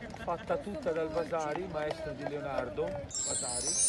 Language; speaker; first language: Italian; native; Italian